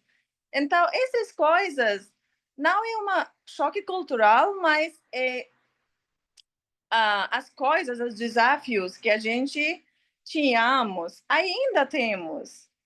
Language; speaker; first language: Portuguese; non-native, learner; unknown